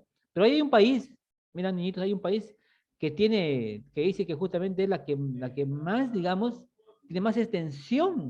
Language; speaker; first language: Spanish; native; Spanish